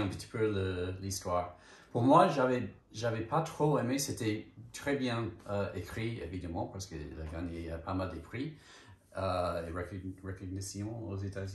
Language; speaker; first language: French; non-native, fluent; English